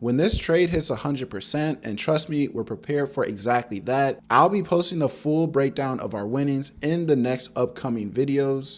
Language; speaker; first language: English; native; English